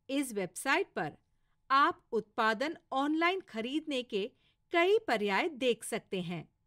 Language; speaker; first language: Hindi; non-native, local second language; Marathi